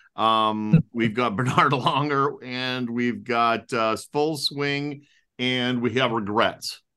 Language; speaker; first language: English; native; English